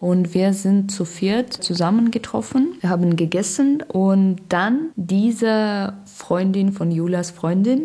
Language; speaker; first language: German; non-native, learner; Russian